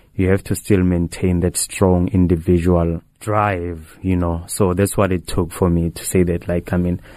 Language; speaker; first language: English; non-native, local second language; Tswana